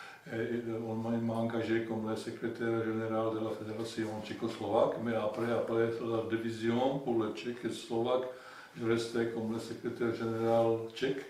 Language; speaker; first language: French; non-native, fluent; Czech